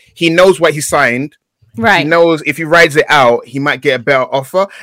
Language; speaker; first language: English; native; English